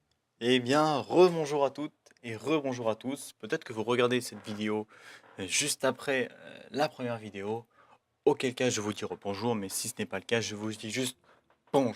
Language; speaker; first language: French; native; French